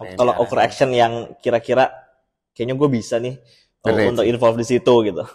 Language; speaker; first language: Indonesian; native; Indonesian